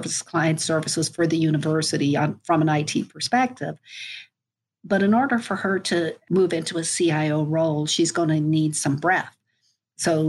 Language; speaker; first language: English; native; English